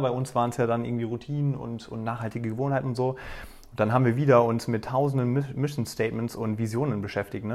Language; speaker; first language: German; native; German